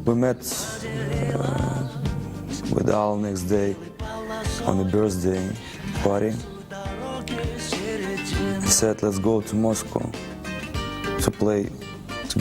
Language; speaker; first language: English; non-native, learner; Russian